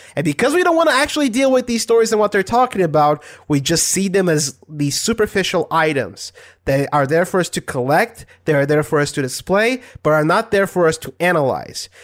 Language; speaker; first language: English; non-native, fluent; Portuguese